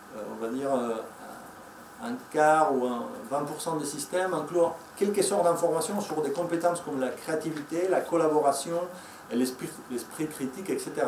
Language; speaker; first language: French; non-native, fluent; Spanish